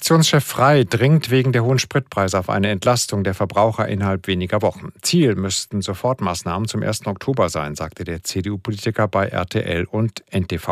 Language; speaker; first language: German; native; German